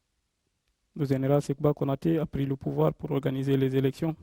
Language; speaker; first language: French; non-native, local second language; Fula